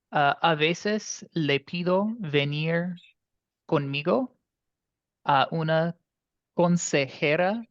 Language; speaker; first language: Spanish; non-native, learner; English